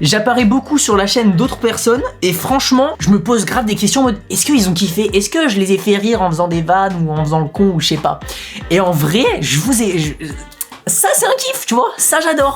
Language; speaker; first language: French; native; French